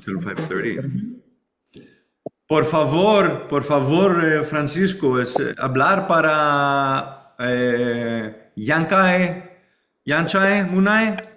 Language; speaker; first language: Spanish; non-native, learner; English